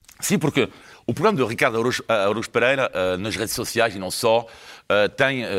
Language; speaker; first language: Portuguese; non-native, fluent; French